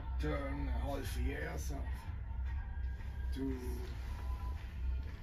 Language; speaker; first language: English; non-native, learner; German